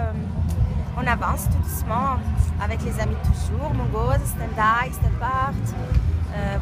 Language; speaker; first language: French; non-native, fluent; Italian